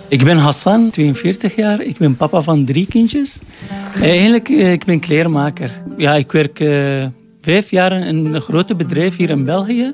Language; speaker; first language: Dutch; non-native, learner; Arabic